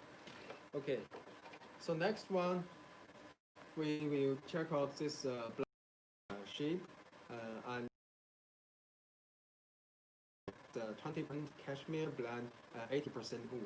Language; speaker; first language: English; non-native, learner; Chinese